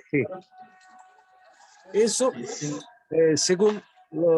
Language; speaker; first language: Portuguese; non-native, learner; Turkish